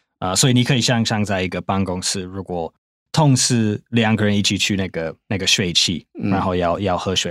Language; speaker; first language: Chinese; non-native, fluent; English